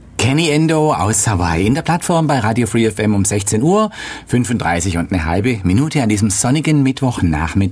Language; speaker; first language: German; native; German